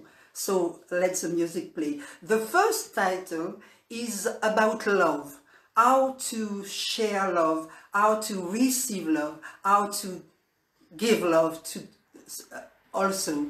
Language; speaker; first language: English; non-native, learner; French